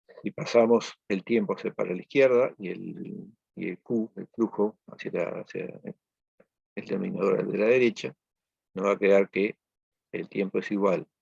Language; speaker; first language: Spanish; native; Spanish